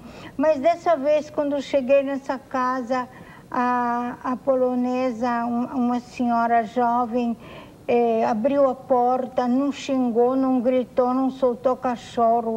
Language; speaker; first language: Portuguese; non-native, fluent; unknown